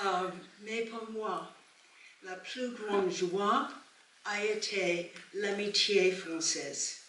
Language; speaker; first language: French; non-native, learner; English